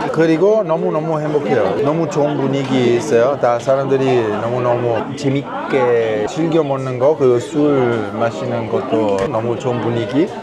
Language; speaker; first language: Korean; non-native, fluent; Italian